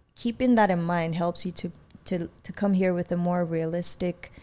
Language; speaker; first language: English; native; English